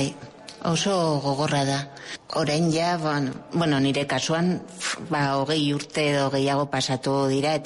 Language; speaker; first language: Basque; non-native, local second language; Spanish